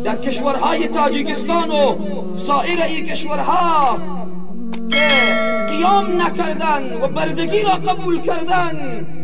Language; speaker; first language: Persian; native; Persian